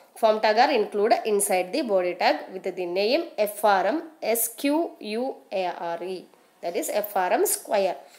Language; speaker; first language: English; non-native, local second language; Malayalam